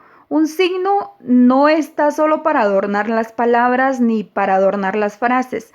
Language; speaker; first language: Spanish; native; Spanish